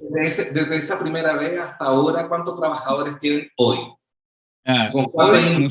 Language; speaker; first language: Spanish; native; Spanish